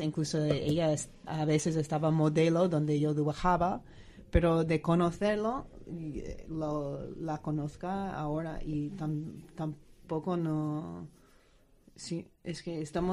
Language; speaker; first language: Spanish; non-native, fluent; English